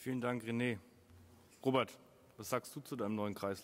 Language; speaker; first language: German; native; German